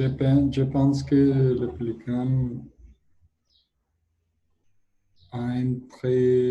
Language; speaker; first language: French; non-native, learner; Spanish